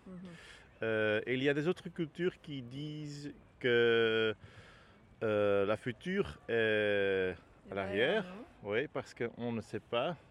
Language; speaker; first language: French; non-native, learner; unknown